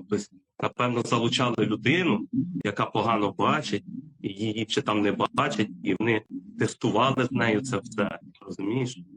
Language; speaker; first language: Ukrainian; native; Ukrainian